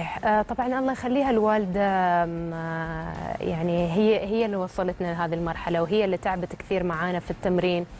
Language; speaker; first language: Arabic; native; Arabic